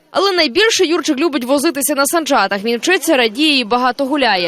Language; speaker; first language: Ukrainian; native; Ukrainian